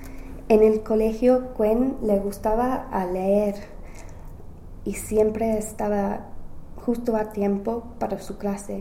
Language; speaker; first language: Spanish; non-native, learner; English